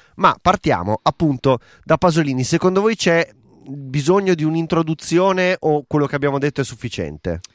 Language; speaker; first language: Italian; native; Italian